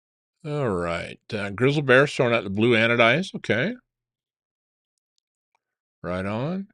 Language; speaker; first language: English; native; English